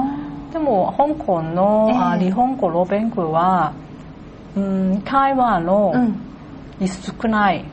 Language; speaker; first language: Japanese; non-native, learner; Cantonese